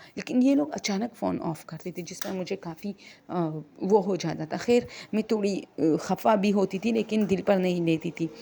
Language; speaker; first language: Urdu; non-native, local second language; Pashto